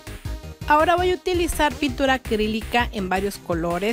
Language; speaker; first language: Spanish; native; Spanish